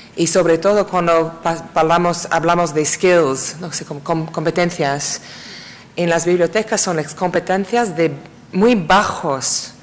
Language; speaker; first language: Spanish; non-native, learner; English